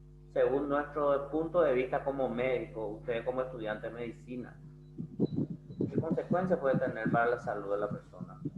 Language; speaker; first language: Spanish; non-native, fluent; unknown